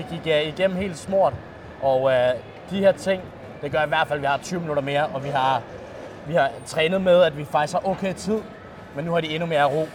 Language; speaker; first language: Danish; native; Danish